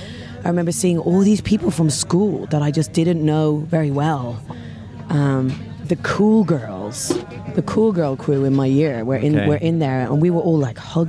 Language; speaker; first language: English; native; English